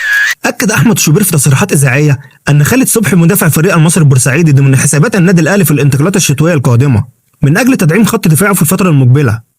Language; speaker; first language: Arabic; native; Arabic